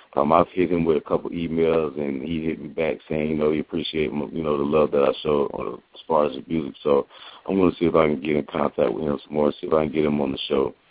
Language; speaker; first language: English; native; English